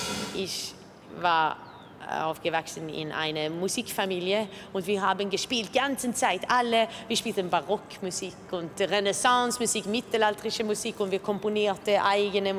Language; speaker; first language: German; non-native, learner; Swedish